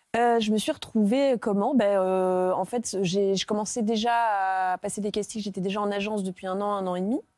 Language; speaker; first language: French; native; French